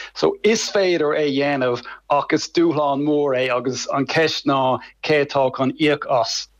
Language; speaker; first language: Irish; non-native, local second language; English